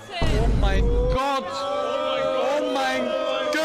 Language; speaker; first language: German; native; German